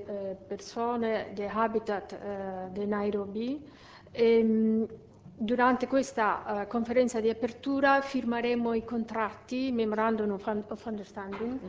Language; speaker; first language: Italian; non-native, fluent; Spanish